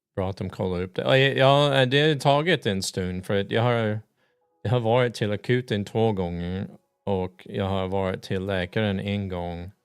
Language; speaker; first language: Swedish; non-native, learner; English